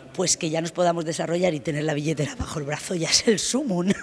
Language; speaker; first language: Spanish; native; Spanish